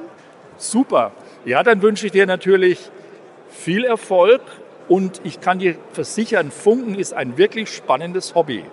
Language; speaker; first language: German; native; German